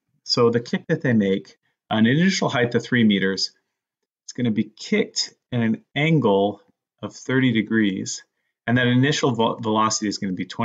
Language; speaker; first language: English; native; English